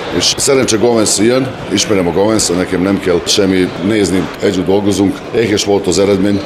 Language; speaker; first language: Hungarian; non-native, local second language; Serbian